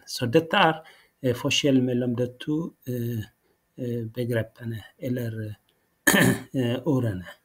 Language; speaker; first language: Norwegian; non-native, learner; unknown